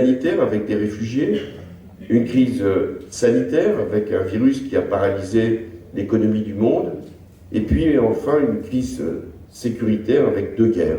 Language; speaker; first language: French; native; French